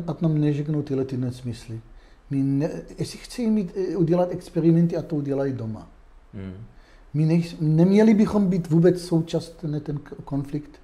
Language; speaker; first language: Czech; non-native, fluent; Hebrew